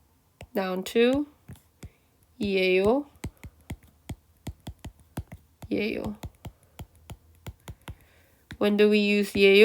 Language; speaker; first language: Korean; early bilingual, heritage; Korean